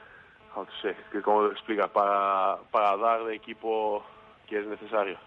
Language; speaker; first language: Spanish; non-native, learner; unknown